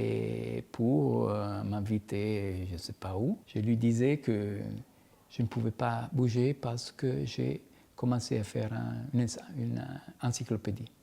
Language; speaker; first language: French; non-native, fluent; Italian